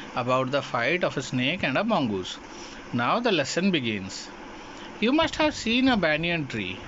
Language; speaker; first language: English; non-native, local second language; Hindi